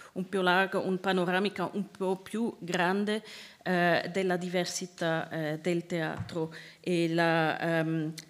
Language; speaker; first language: Italian; non-native, learner; Swiss German